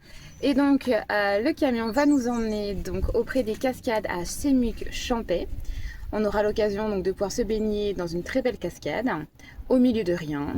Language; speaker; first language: French; native; French